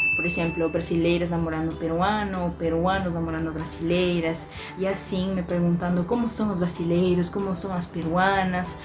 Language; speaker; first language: Portuguese; non-native, fluent; Spanish